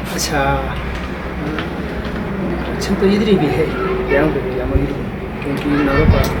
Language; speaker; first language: Hindi; non-native, local second language; Ladakhi